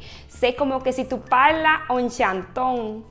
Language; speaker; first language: French; non-native, learner; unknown